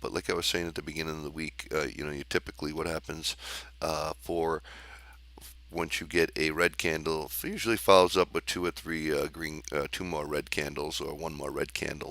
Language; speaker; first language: English; native; English